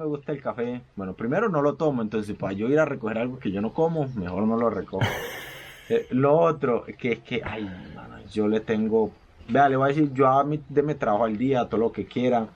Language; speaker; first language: Spanish; native; Spanish